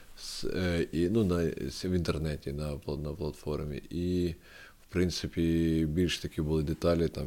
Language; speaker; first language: Ukrainian; non-native, local second language; Russian